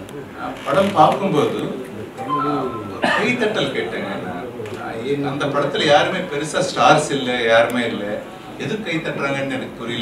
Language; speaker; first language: Tamil; non-native, local second language; Telugu